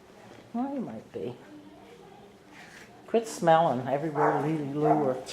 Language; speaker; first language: English; native; English